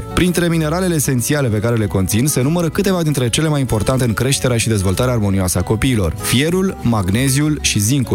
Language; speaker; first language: Romanian; native; Romanian